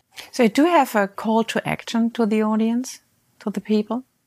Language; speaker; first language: English; non-native, fluent; German